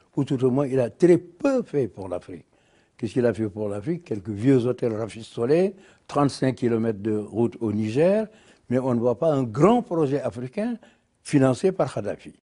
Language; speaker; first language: French; non-native, local second language; Wolof